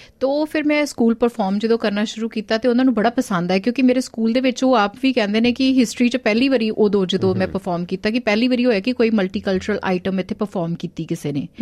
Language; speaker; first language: Punjabi; early bilingual, heritage; Punjabi